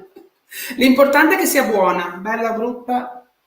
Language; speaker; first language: Italian; native; Italian